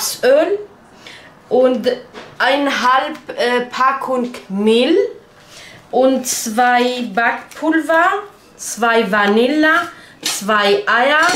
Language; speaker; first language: German; non-native, learner; Turkish